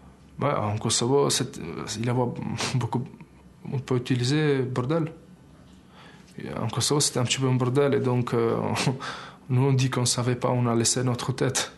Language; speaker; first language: French; early bilingual, other home language; Albanian